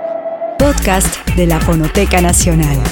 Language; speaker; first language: Spanish; native; Spanish